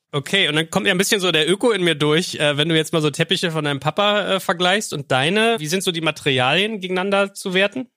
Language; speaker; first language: German; native; German